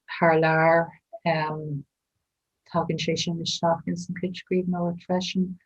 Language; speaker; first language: Irish; non-native, local second language; English